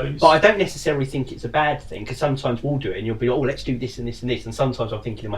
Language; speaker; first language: English; native; English